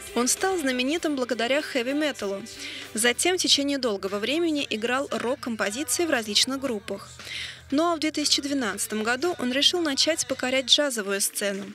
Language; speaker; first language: Russian; native; Russian